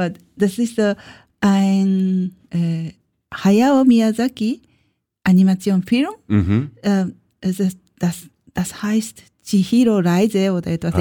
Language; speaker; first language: German; non-native, learner; Japanese